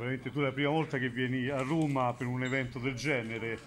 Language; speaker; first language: Italian; native; Italian